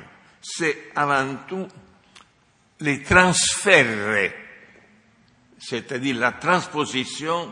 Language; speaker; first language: French; non-native, fluent; Italian